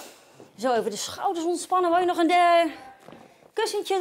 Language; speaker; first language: Dutch; native; Dutch